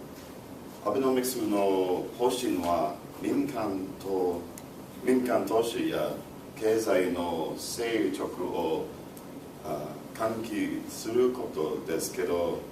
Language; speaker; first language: Japanese; non-native, learner; English